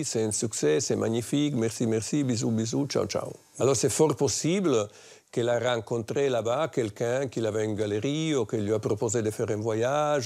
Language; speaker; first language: French; non-native, fluent; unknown